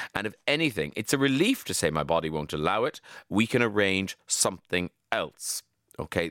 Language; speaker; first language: English; native; English